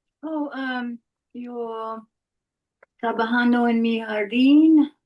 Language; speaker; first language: Spanish; non-native, learner; English